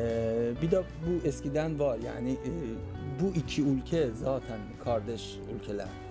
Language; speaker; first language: Turkish; non-native, fluent; Persian